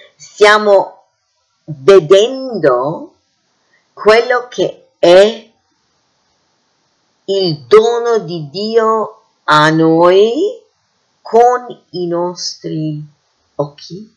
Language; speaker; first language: Italian; non-native, fluent; English